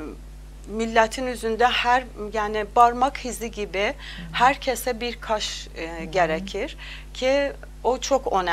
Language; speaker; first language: Turkish; non-native, learner; Azerbaijani